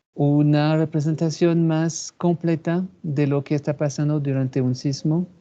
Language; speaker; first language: Spanish; non-native, fluent; French